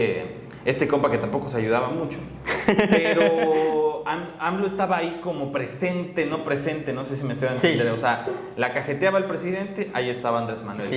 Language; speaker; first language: Spanish; native; Spanish